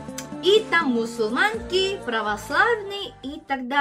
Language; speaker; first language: Russian; non-native, fluent; Korean